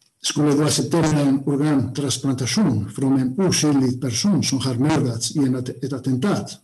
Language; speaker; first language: Swedish; non-native, fluent; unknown